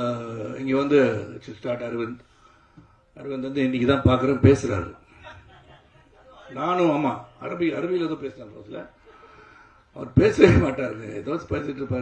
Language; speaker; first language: Tamil; native; Tamil